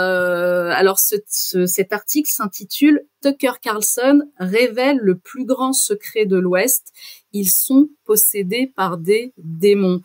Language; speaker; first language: French; native; French